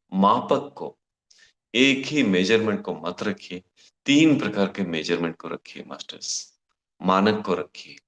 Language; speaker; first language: Hindi; non-native, local second language; Kannada